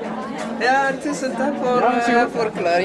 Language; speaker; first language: Norwegian; non-native, learner; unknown